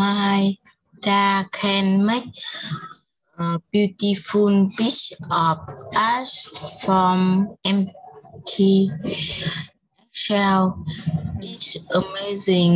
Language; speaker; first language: English; non-native, learner; Vietnamese